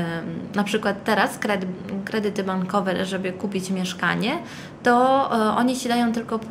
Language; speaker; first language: Polish; early bilingual, heritage; Italian